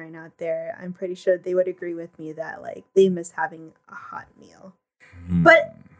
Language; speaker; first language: English; early bilingual, other home language; Filipino